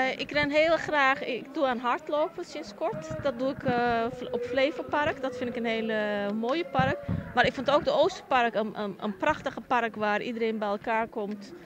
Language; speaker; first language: Dutch; early bilingual, other home language; Turkish